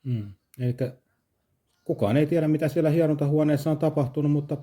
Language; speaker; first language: Finnish; native; Finnish